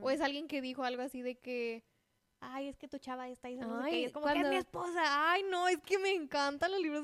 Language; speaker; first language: Spanish; native; Spanish